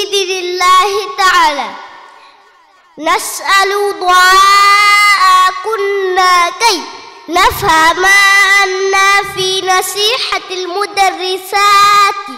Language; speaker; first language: Arabic; non-native, learner; Bangla